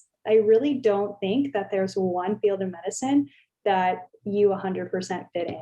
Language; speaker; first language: English; native; English